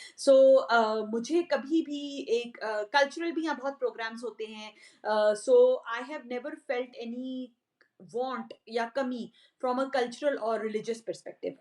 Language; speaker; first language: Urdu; native; Urdu